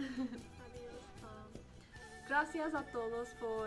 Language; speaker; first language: Spanish; non-native, learner; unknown